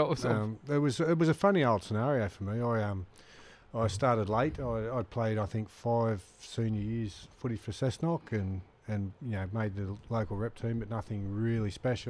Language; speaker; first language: English; native; English